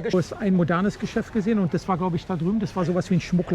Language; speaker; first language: German; native; German